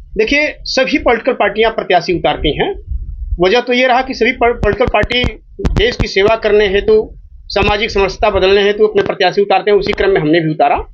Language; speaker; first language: Hindi; native; Hindi